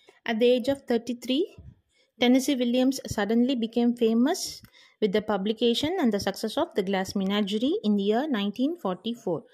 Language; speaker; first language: English; non-native, local second language; Tamil